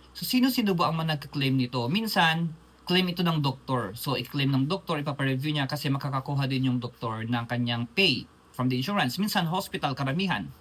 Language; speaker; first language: Filipino; native; Filipino